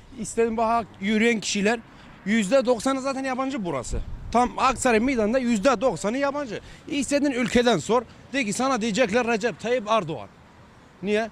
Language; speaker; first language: Turkish; non-native, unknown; Arabic